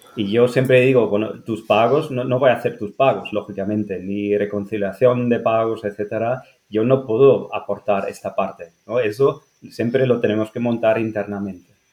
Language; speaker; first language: Spanish; non-native, fluent; German